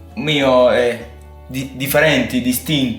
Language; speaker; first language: Italian; non-native, learner; Spanish